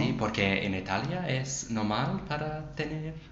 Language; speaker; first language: Spanish; non-native, learner; English